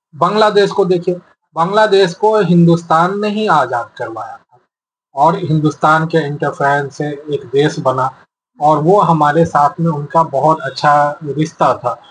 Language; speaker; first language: Hindi; native; Hindi